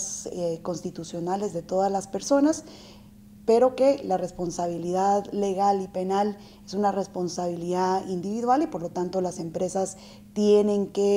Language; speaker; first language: Spanish; native; Spanish